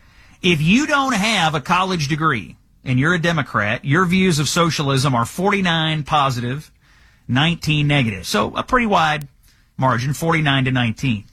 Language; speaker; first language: English; native; English